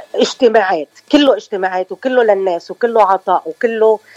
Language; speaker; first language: Arabic; native; Arabic